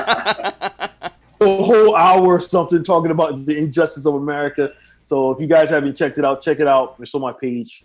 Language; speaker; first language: English; native; English